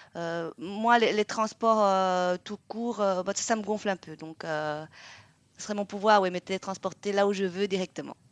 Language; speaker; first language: French; non-native, fluent; Vietnamese